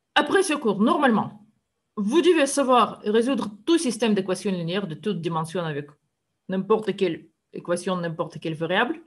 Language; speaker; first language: French; non-native, fluent; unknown